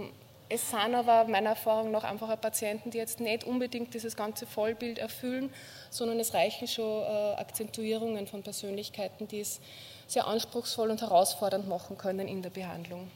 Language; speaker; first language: German; native; German